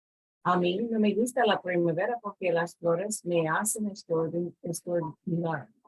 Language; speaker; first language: Spanish; non-native, fluent; English